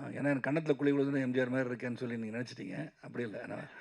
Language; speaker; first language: Tamil; native; Tamil